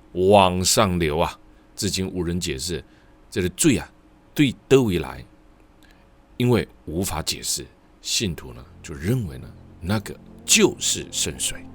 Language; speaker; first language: Chinese; native; Chinese